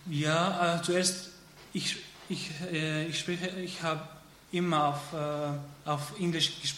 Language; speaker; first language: German; non-native, learner; Arabic